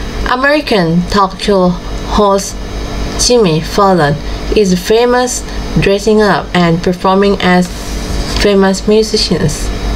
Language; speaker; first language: English; non-native, fluent; Thai